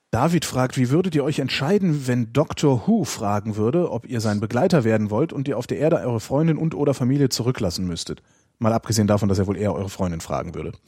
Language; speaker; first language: German; native; German